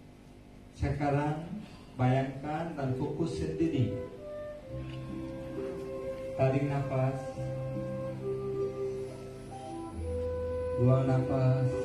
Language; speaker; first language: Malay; non-native, fluent; Bangla